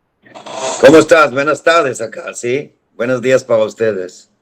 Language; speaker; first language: Spanish; non-native, fluent; Hebrew